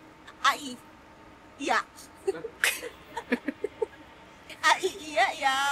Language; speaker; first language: Indonesian; native; Indonesian